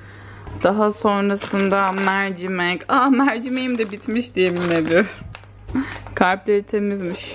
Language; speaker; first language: Turkish; native; Turkish